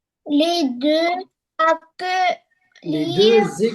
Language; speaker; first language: French; non-native, learner; Arabic